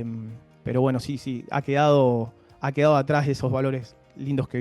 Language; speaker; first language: Spanish; native; Spanish